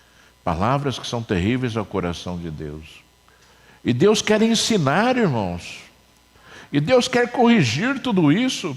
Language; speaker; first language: Portuguese; native; Portuguese